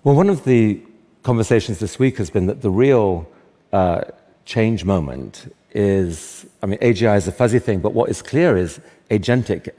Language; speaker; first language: English; native; English